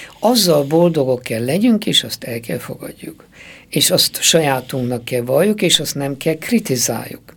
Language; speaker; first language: Hungarian; native; Hungarian